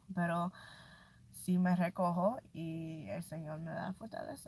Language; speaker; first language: Spanish; early bilingual, heritage; Spanish